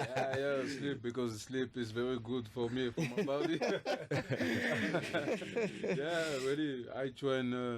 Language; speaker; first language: English; non-native, learner; French